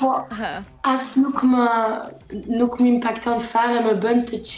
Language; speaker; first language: Albanian; early bilingual, heritage; Albanian